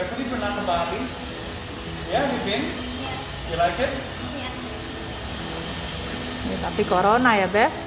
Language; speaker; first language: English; non-native, fluent; Indonesian